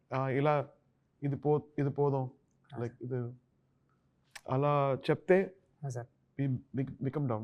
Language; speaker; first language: Telugu; non-native, learner; Tamil